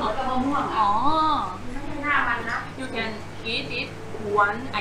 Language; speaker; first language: English; non-native, learner; Thai